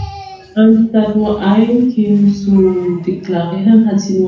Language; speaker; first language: German; non-native, fluent; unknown